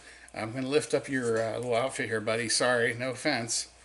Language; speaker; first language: English; native; English